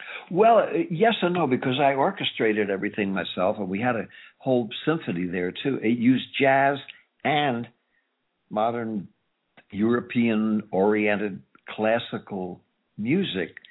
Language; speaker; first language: English; native; English